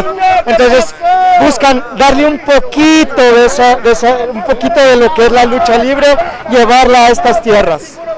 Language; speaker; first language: Spanish; native; Spanish